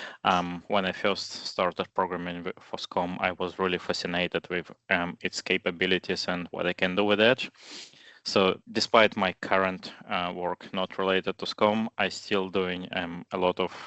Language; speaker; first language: English; non-native, fluent; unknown